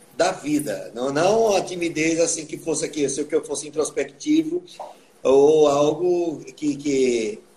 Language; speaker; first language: Portuguese; native; Portuguese